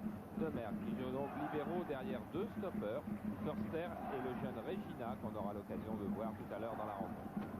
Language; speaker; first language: French; native; French